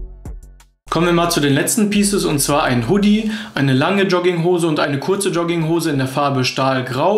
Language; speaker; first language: German; native; German